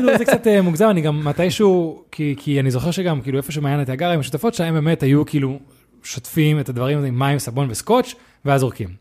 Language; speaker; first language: Hebrew; native; Hebrew